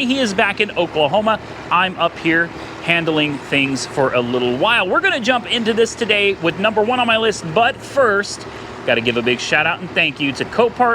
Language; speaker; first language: English; native; English